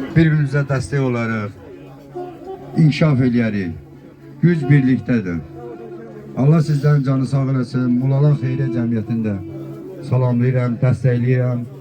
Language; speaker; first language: Azerbaijani; native; Azerbaijani